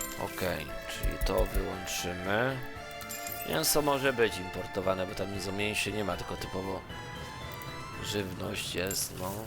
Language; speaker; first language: Polish; native; Polish